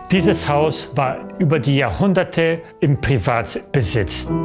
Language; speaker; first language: German; early bilingual, other home language; Polish